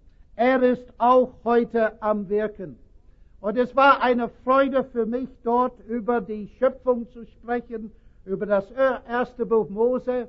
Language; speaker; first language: German; non-native, fluent; English